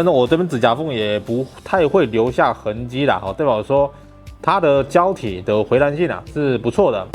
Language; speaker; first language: Chinese; native; Chinese